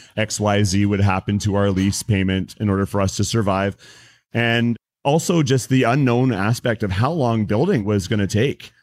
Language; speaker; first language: English; native; English